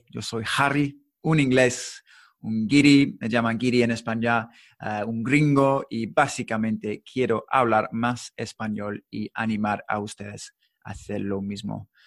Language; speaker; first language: Spanish; non-native, fluent; English